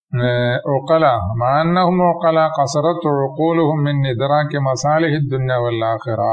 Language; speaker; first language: Arabic; non-native, fluent; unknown